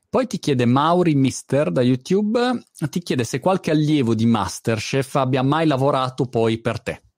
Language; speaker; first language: Italian; native; Italian